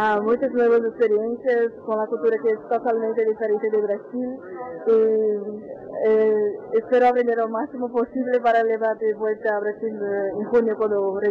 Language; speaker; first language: Spanish; non-native, learner; Portuguese